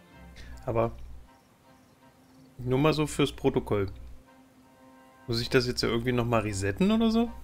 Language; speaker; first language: German; native; German